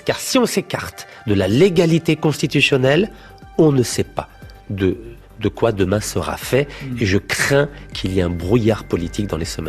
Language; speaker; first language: French; native; French